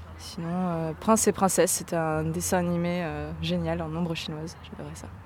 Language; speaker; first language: French; native; French